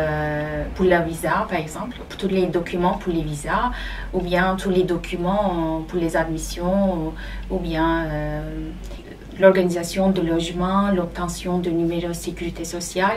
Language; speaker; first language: French; non-native, fluent; Turkish